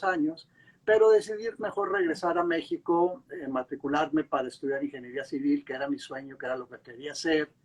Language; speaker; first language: Spanish; native; Spanish